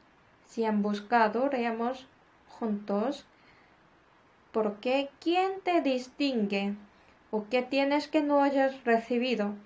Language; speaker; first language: Spanish; non-native, fluent; Korean